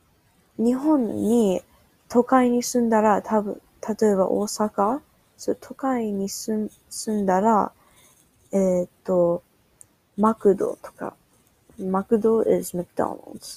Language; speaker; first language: Japanese; non-native, learner; English